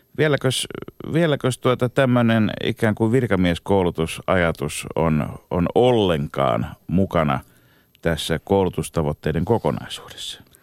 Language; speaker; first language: Finnish; native; Finnish